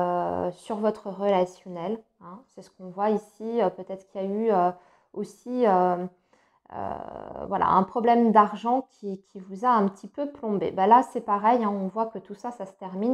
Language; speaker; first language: French; native; French